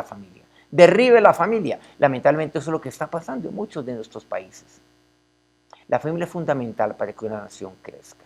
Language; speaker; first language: Spanish; native; Spanish